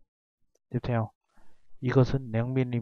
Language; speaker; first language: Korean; non-native, learner; Vietnamese